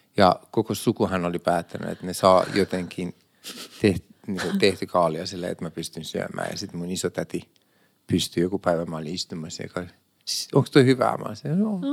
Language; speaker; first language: Finnish; early bilingual, other home language; Persian